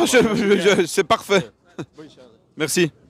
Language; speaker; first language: French; native; French